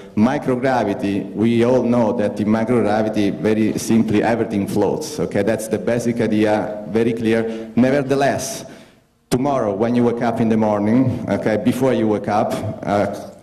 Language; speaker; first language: English; non-native, fluent; Italian